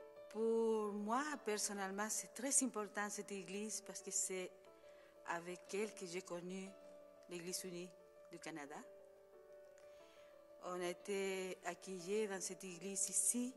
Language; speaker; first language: French; non-native, fluent; Spanish